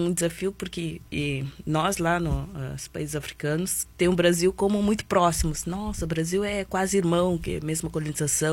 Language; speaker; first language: Portuguese; non-native, local second language; Kabuverdianu